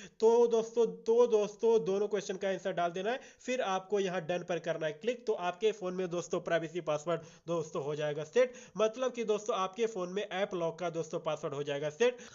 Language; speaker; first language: Hindi; native; Hindi